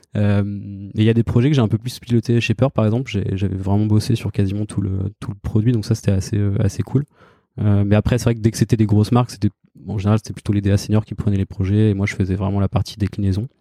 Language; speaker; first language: French; native; French